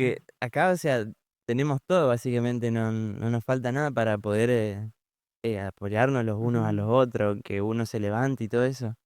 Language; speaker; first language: Spanish; native; Spanish